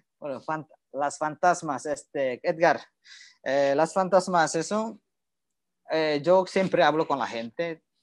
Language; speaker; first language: Spanish; non-native, learner; Indonesian